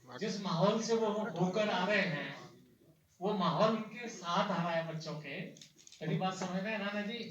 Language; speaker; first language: Hindi; native; Hindi